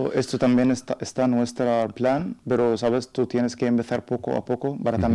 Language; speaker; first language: Spanish; non-native, learner; Arabic